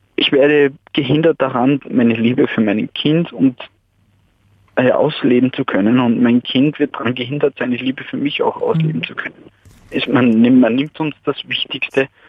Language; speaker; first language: German; native; German